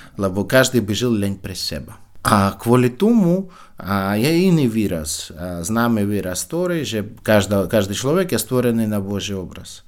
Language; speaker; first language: Slovak; non-native, fluent; Russian